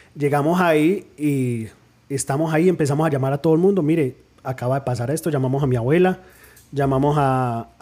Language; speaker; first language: Spanish; early bilingual, heritage; Spanish